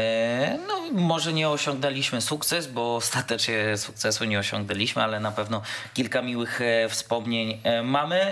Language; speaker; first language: Polish; native; Polish